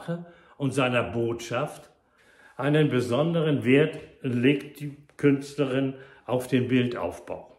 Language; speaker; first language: German; native; German